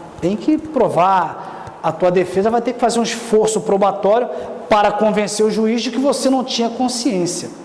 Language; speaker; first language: Portuguese; native; Portuguese